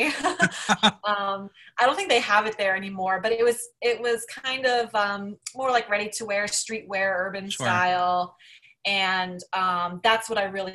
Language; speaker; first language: English; native; English